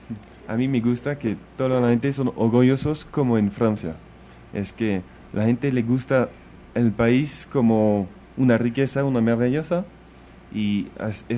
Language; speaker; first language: Spanish; non-native, learner; French